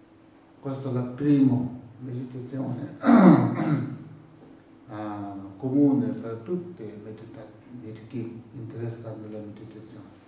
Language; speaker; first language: Italian; non-native, learner; Tibetan